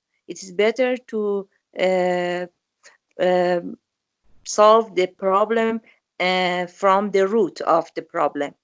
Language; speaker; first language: English; non-native, learner; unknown